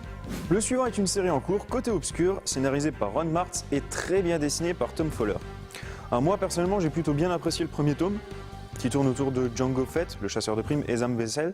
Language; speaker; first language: French; native; French